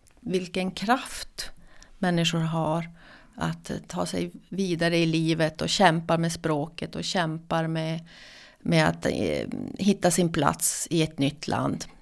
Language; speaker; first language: Swedish; native; Swedish